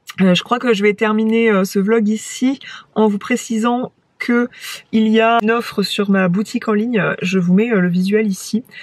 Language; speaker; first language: French; native; French